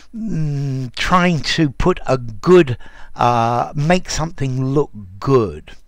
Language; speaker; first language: English; native; English